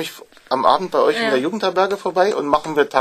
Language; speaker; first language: German; native; German